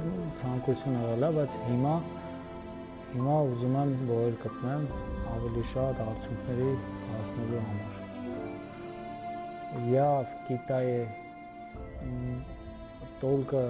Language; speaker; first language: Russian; non-native, fluent; Armenian